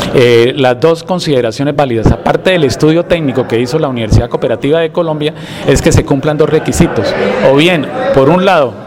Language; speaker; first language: Spanish; native; Spanish